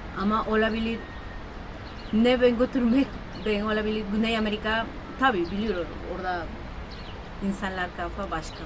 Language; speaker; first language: Turkish; non-native, learner; Spanish